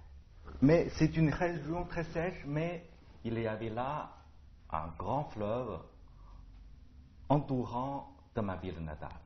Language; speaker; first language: French; non-native, learner; Chinese